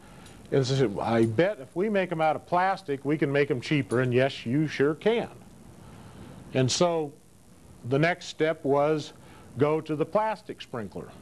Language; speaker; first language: English; native; English